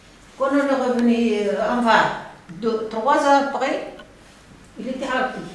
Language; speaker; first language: French; non-native, learner; Arabic